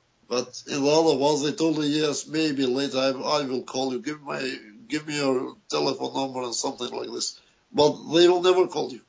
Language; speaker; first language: English; non-native, learner; Albanian